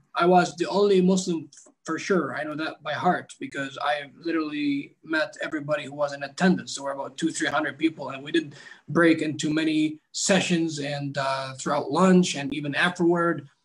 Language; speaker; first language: English; non-native, fluent; Arabic